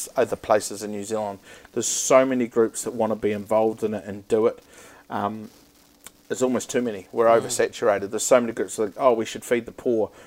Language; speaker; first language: English; native; English